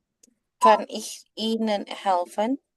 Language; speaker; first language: German; non-native, learner; Indonesian